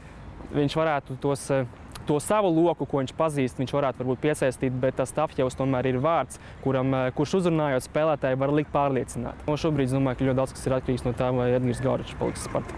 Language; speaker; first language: Latvian; native; Latvian